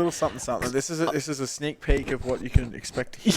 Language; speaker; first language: English; native; English